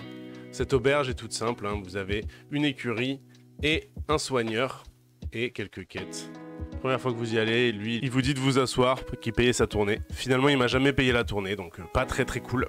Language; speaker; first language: French; native; French